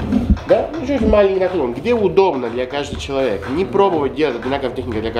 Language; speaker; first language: Russian; non-native, fluent; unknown